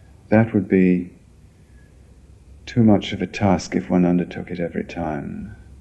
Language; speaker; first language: English; native; English